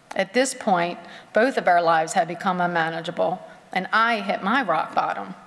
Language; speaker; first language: English; native; English